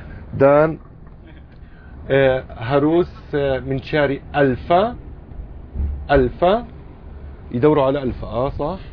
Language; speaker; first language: Indonesian; non-native, fluent; Arabic